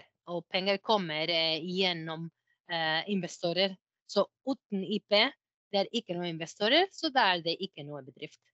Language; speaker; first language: Norwegian; non-native, fluent; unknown